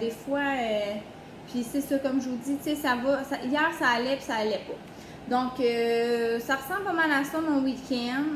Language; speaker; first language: French; native; French